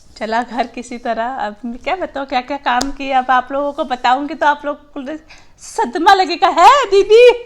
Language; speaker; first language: Hindi; non-native, local second language; Gujarati